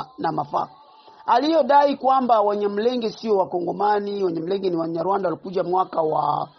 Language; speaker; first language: Swahili; non-native, local second language; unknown